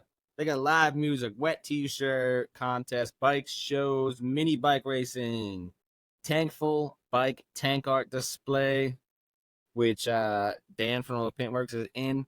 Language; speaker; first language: English; native; English